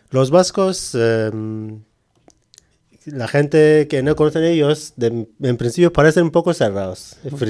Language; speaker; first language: Spanish; non-native, learner; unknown